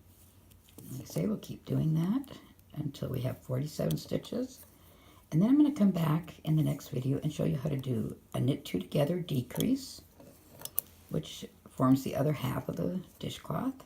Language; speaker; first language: English; native; English